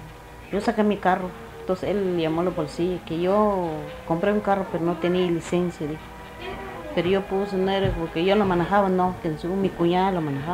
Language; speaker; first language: Spanish; non-native, local second language; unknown